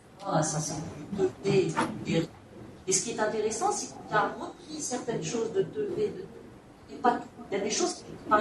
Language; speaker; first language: French; native; French